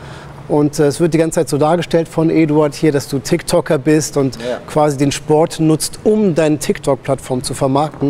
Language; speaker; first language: German; native; German